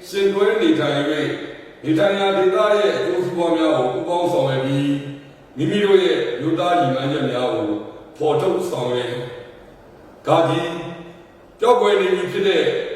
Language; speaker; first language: Burmese; non-native, local second language; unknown